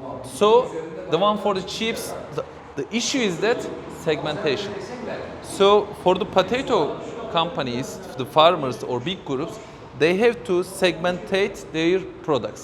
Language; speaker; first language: English; non-native, fluent; Turkish